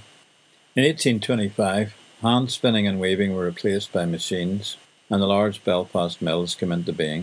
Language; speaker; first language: English; native; English